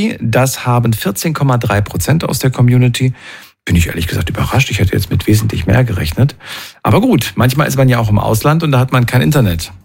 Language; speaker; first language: German; native; German